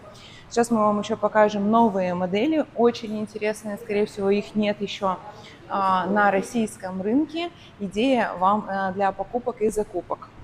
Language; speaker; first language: Russian; native; Russian